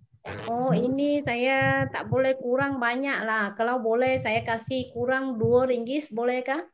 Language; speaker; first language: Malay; non-native, fluent; Vietnamese